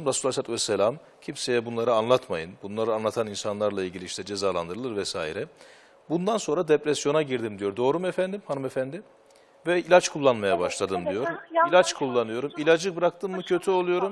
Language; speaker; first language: Turkish; native; Turkish